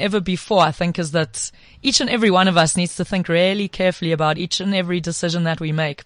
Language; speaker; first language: English; native; English